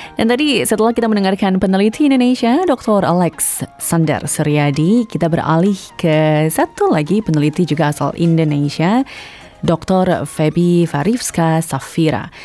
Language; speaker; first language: Indonesian; native; Indonesian